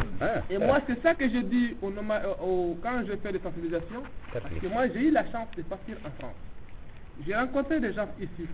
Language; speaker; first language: French; non-native, local second language; Tamasheq